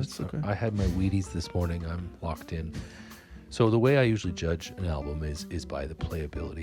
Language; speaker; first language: English; native; English